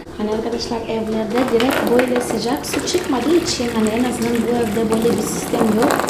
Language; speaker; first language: Turkish; non-native, fluent; Portuguese